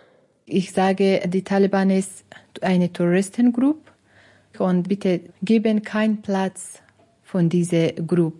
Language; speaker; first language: German; non-native, learner; Persian